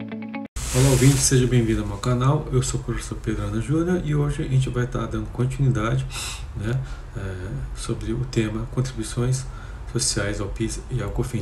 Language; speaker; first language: Portuguese; native; Portuguese